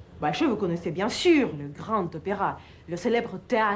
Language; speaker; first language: French; non-native, fluent; Russian